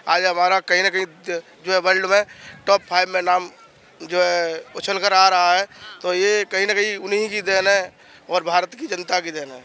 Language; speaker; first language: Hindi; native; Hindi